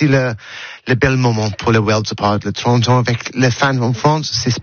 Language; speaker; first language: French; non-native, learner; English